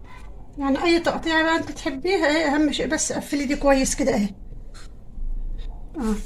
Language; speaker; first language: Arabic; native; Arabic